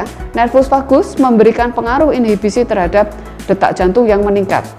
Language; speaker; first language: Indonesian; native; Indonesian